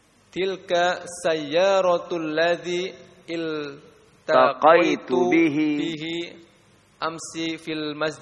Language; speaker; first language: Arabic; non-native, learner; Indonesian